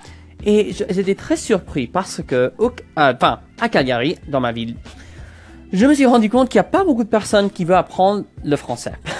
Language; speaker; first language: French; non-native, fluent; English